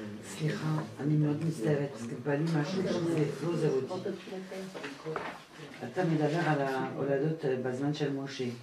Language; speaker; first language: Hebrew; non-native, learner; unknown